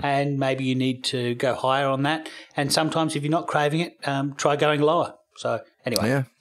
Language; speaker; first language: English; native; English